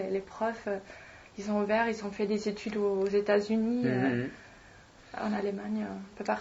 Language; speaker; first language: French; non-native, fluent; Swedish